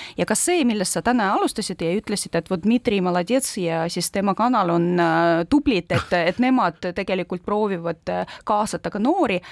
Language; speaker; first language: Estonian; non-native, local second language; Russian